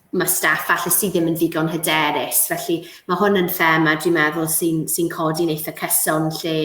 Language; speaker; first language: Welsh; native; Welsh